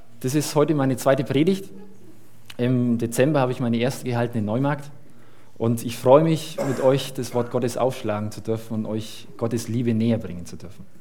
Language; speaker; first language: German; early bilingual, other home language; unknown